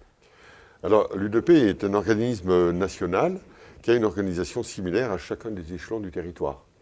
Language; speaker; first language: French; native; French